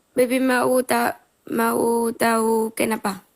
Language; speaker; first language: Indonesian; non-native, learner; Vietnamese